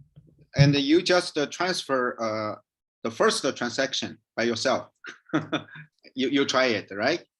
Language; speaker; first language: English; non-native, learner; Chinese